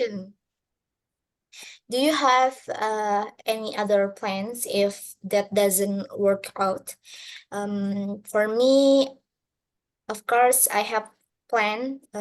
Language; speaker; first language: English; non-native, learner; Indonesian